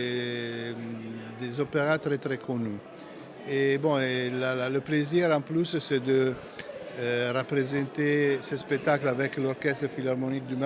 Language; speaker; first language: French; non-native, fluent; Italian